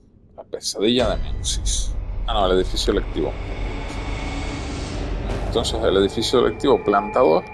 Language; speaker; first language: Spanish; native; Spanish